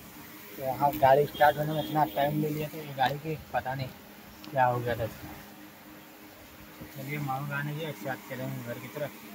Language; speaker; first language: Hindi; non-native, local second language; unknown